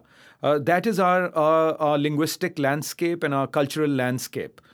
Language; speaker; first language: English; non-native, local second language; Urdu